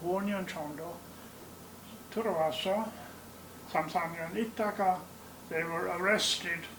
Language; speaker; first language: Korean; non-native, learner; English